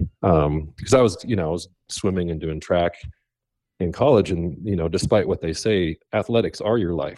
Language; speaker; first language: English; native; English